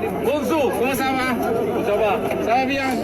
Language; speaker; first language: French; non-native, learner; Indonesian